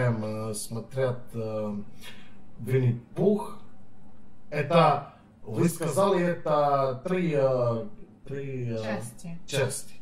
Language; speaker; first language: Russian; non-native, learner; Serbian